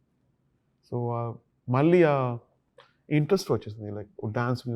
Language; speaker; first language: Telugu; non-native, learner; Tamil